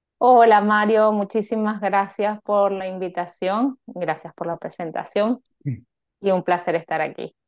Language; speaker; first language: Spanish; native; Spanish